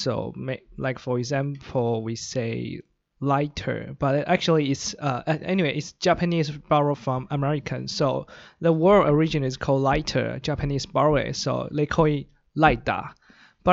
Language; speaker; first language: English; non-native, fluent; Chinese